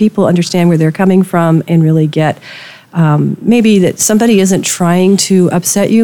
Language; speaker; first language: English; native; English